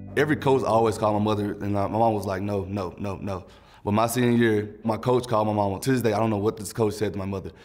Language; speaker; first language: English; native; English